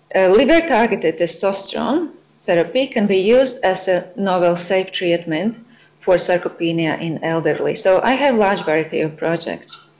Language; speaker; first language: English; non-native, fluent; Latvian